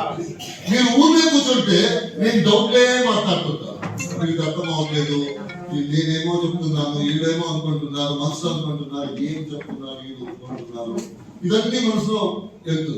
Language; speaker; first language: Telugu; non-native, fluent; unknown